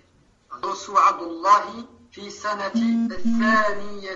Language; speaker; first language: Arabic; non-native, learner; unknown